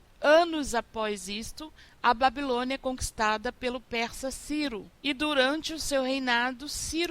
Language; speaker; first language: Portuguese; native; Portuguese